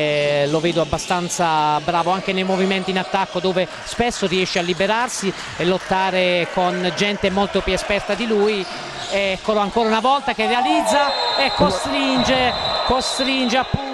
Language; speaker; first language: Italian; native; Italian